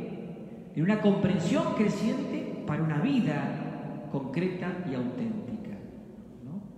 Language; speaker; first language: Spanish; native; Spanish